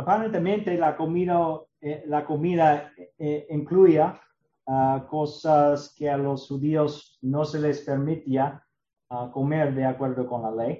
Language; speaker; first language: Spanish; non-native, learner; English